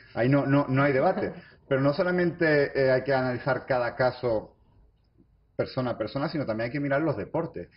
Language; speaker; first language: Spanish; native; Spanish